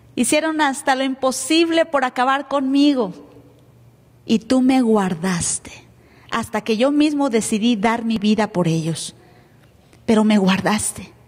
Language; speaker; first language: Spanish; native; Spanish